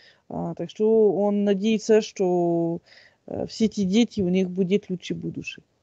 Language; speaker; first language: Russian; non-native, fluent; French